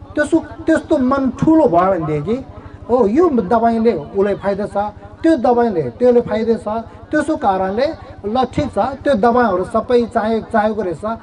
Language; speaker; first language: Nepali; non-native, local second language; Tibetan